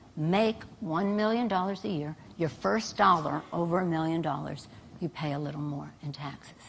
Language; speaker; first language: English; native; English